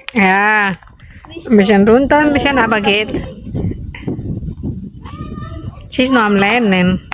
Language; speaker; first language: German; non-native, learner; Indonesian